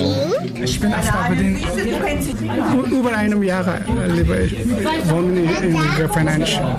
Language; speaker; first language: German; non-native, learner; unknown